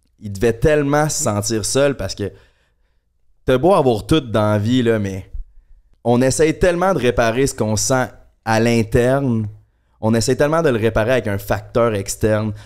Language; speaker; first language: French; native; French